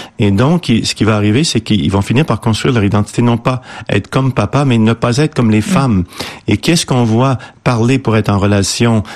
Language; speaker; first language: French; native; French